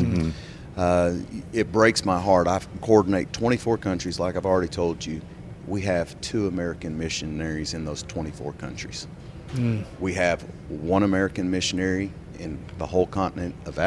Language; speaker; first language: English; native; English